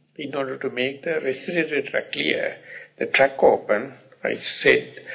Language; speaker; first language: English; non-native, local second language; Sinhala